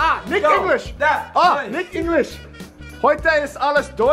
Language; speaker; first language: German; non-native, learner; English